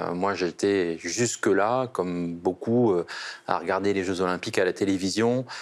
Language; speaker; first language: French; native; French